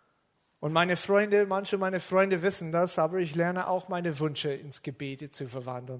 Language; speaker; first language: German; non-native, fluent; English